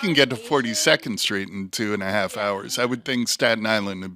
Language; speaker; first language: English; native; English